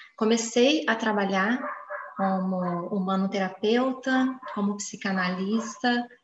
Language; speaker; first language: Portuguese; native; Portuguese